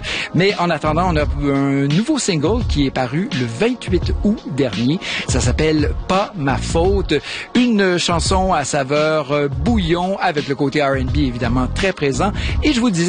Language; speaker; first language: French; native; French